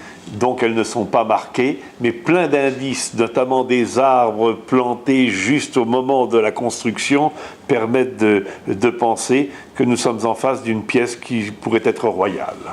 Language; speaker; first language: French; native; French